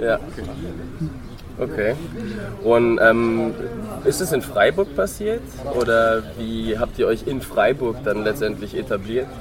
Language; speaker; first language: German; native; German